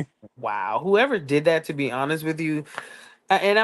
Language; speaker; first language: English; native; English